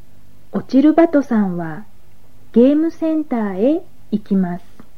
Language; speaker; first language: Japanese; non-native, learner; Mongolian